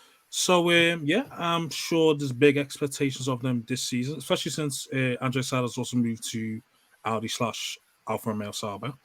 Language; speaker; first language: English; native; English